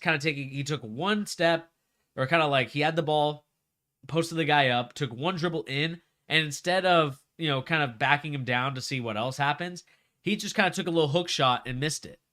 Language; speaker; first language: English; native; English